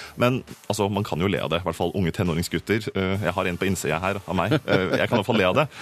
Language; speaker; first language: Norwegian; native; Norwegian